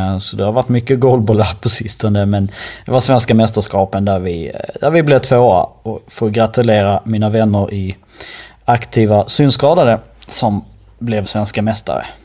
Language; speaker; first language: Swedish; early bilingual, other home language; Albanian